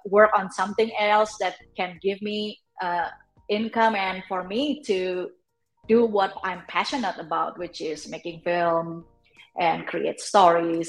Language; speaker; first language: English; non-native, fluent; Indonesian